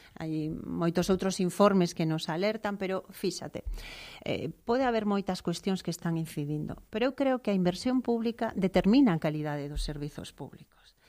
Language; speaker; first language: Galician; native; Galician